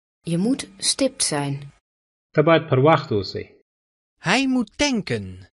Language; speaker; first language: Dutch; non-native, fluent; Pashto